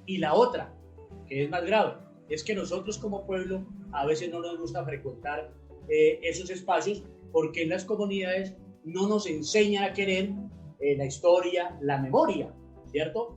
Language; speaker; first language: Spanish; native; Spanish